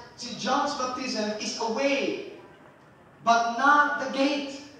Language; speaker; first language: English; non-native, local second language; Filipino